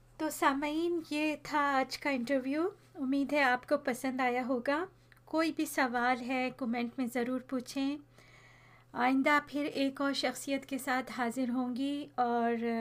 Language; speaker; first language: Urdu; native; Urdu